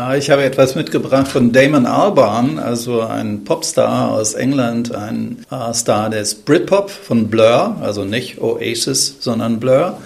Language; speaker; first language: German; native; German